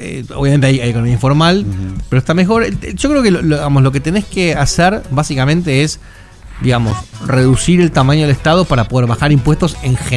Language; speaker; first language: Spanish; native; Spanish